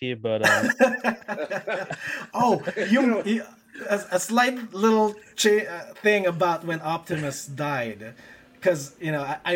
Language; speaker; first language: English; non-native, local second language; Filipino